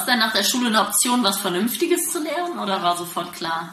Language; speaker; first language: German; native; German